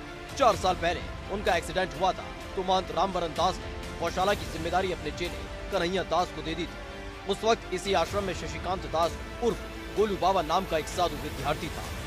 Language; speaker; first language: Hindi; native; Hindi